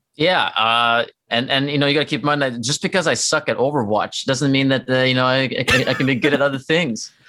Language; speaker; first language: English; non-native, fluent; Norwegian